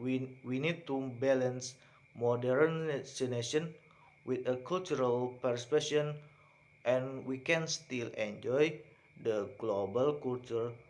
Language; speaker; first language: English; non-native, learner; Indonesian